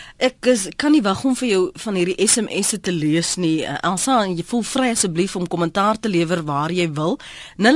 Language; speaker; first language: Afrikaans; native; Afrikaans